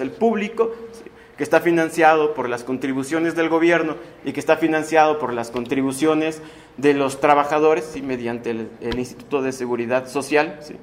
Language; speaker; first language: Spanish; native; Spanish